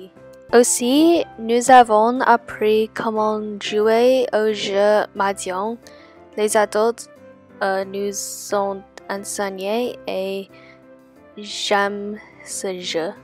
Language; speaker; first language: French; non-native, learner; English